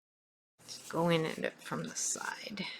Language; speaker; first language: English; native; English